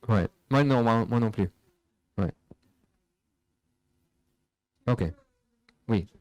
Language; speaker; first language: French; non-native, fluent; English